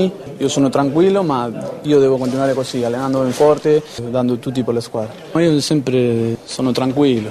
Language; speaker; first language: Italian; non-native, learner; Spanish